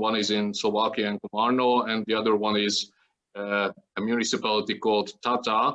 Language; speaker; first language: English; non-native, fluent; Hungarian